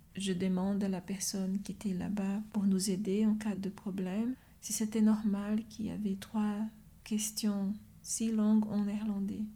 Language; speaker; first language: French; non-native, fluent; Portuguese